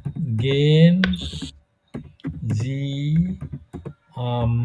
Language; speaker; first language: German; non-native, fluent; Bangla